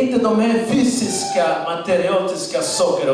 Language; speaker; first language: Swedish; non-native, learner; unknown